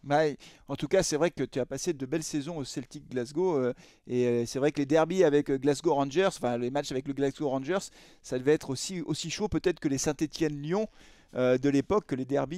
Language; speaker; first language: French; native; French